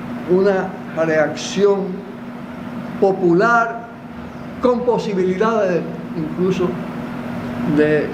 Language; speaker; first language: Spanish; native; Spanish